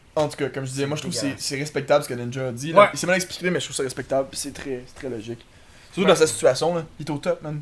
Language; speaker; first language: French; native; French